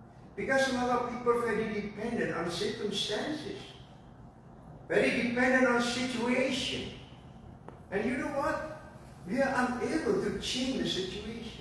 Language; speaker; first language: English; non-native, fluent; Indonesian